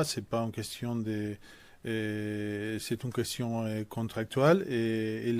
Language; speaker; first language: French; non-native, fluent; Spanish